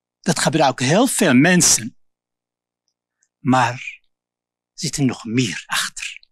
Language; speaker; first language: Dutch; non-native, local second language; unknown